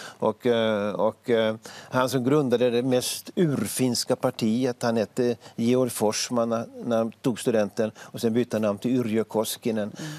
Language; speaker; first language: Swedish; native; Swedish